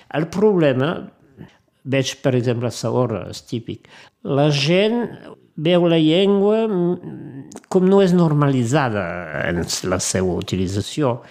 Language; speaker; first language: Catalan; non-native, local second language; French